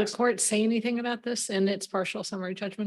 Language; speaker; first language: English; native; English